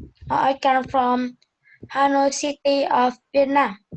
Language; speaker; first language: English; non-native, learner; Vietnamese